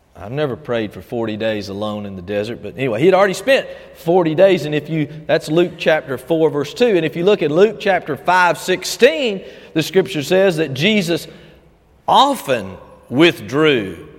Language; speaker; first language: English; native; English